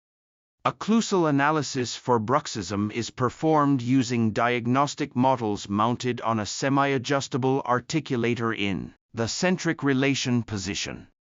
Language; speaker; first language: English; non-native, fluent; Japanese